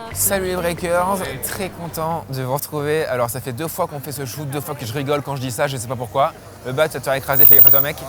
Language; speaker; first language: French; native; French